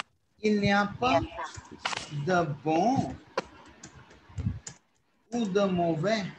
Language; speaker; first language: French; non-native, fluent; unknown